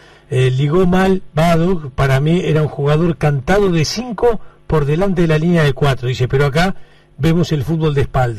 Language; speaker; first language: Spanish; native; Spanish